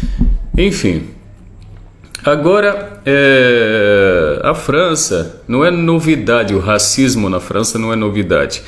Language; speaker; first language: Portuguese; non-native, fluent; Arabic